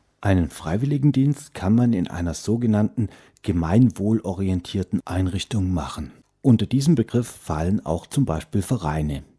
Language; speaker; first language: German; native; German